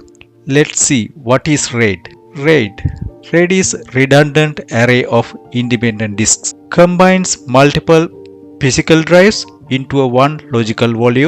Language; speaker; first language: English; non-native, fluent; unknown